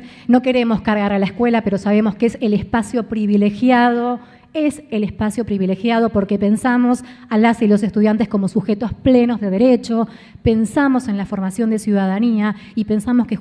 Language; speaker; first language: Spanish; native; Spanish